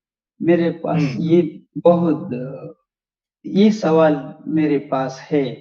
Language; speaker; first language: Hindi; non-native, learner; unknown